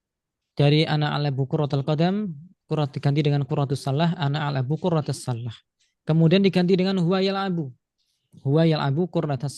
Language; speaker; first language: Indonesian; native; Indonesian